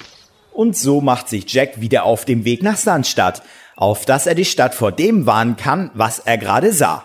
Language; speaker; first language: German; native; German